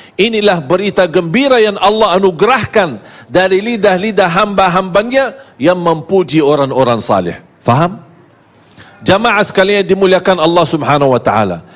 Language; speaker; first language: Malay; non-native, fluent; Arabic